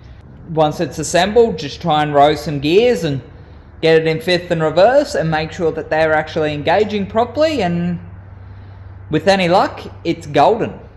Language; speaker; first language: English; native; English